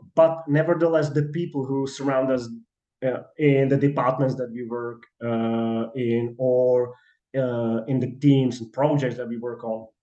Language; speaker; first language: English; non-native, fluent; Czech